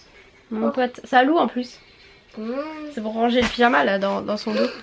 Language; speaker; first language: French; native; French